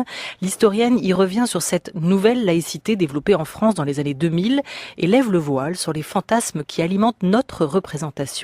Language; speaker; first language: French; native; French